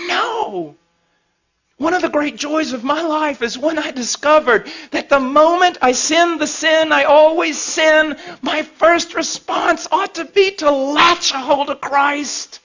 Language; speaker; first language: English; native; English